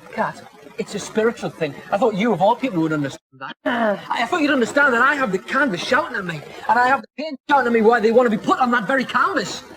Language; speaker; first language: English; native; English